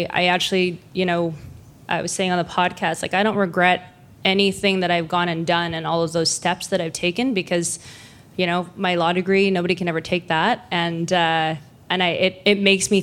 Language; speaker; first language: English; native; English